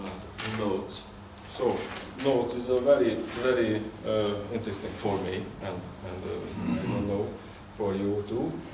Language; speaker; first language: English; non-native, learner; Hungarian